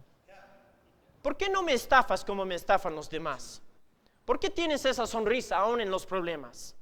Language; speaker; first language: Spanish; non-native, fluent; English